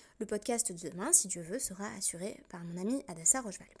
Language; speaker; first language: French; native; French